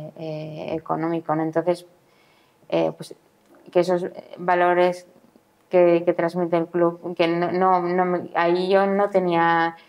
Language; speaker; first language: Spanish; native; Spanish